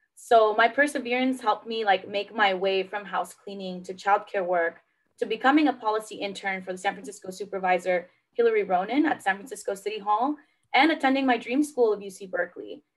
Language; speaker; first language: English; native; English